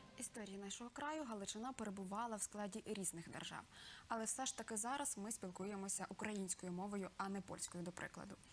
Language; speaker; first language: Ukrainian; native; Ukrainian